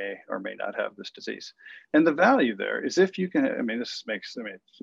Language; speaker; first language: English; native; English